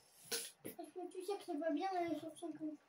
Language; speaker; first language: French; native; French